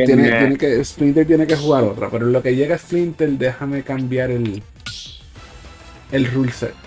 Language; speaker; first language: Spanish; native; Spanish